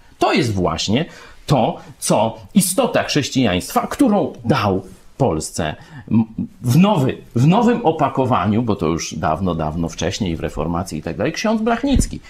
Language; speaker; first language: Polish; native; Polish